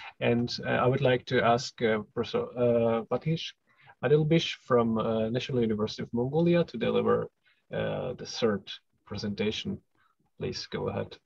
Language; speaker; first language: English; non-native, fluent; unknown